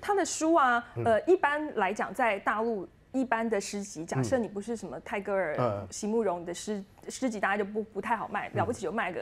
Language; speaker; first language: Chinese; native; Chinese